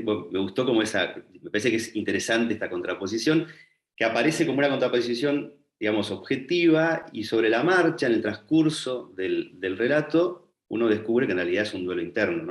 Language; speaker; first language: Spanish; native; Spanish